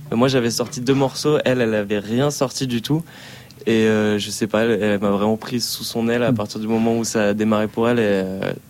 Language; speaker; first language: French; native; French